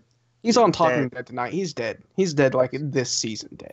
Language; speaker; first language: English; native; English